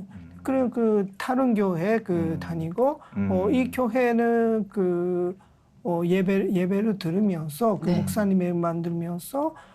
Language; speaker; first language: Korean; non-native, learner; Japanese